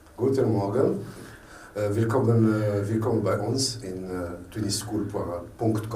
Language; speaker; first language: German; non-native, fluent; Arabic